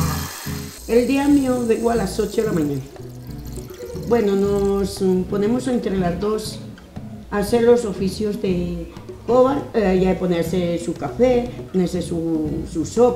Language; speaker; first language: Spanish; native; Spanish